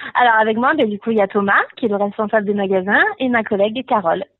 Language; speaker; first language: French; native; French